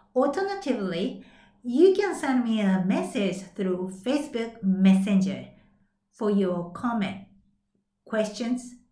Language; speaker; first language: English; non-native, fluent; Japanese